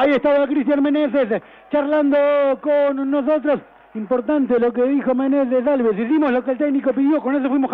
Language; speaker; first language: Spanish; native; Spanish